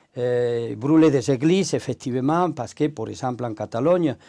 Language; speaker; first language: French; non-native, fluent; Spanish